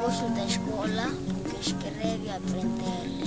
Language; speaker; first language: Portuguese; non-native, local second language; Makhuwa